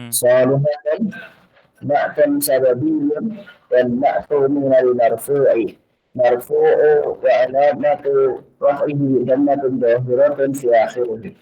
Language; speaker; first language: Arabic; non-native, learner; Indonesian